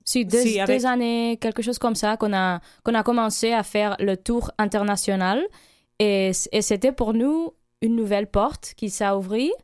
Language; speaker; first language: French; non-native, fluent; Catalan